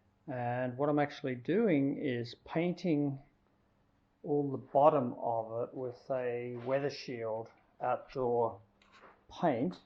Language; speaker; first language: English; native; English